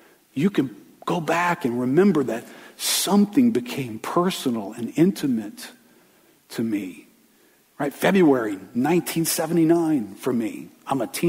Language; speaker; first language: English; native; English